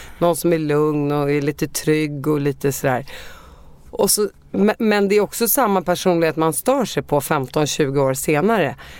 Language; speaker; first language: Swedish; early bilingual, other home language; Arabic